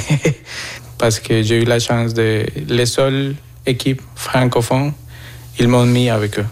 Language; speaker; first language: French; non-native, fluent; Spanish